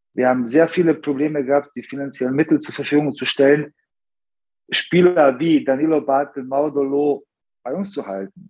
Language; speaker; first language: German; early bilingual, other home language; Serbian